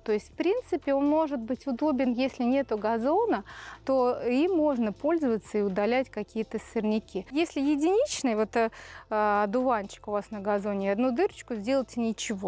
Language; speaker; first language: Russian; native; Russian